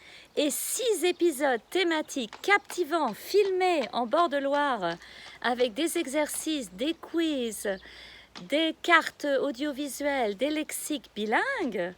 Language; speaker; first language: French; native; French